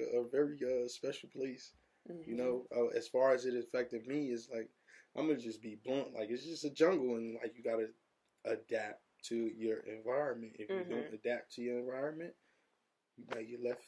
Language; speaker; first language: English; native; English